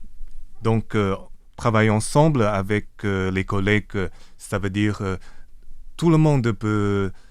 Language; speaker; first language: French; non-native, fluent; Chinese